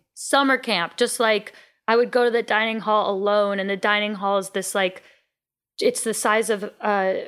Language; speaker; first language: English; early bilingual, other home language; Greek